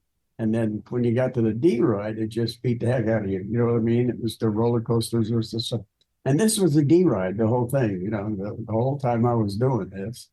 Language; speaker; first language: English; native; English